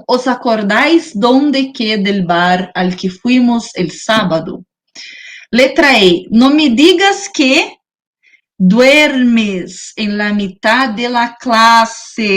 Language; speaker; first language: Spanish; non-native, learner; Portuguese